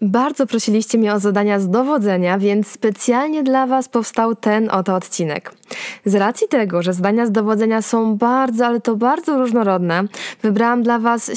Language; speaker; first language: Polish; native; Polish